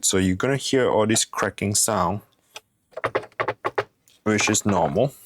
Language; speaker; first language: English; non-native, fluent; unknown